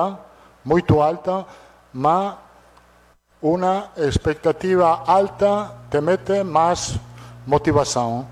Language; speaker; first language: Portuguese; non-native, fluent; Italian